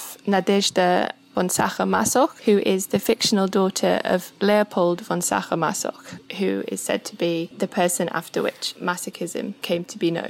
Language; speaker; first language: English; native; English